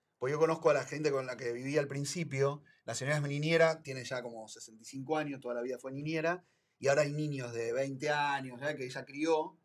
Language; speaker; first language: Spanish; native; Spanish